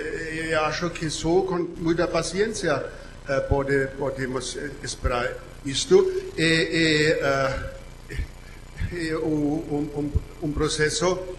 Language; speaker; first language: Portuguese; non-native, fluent; German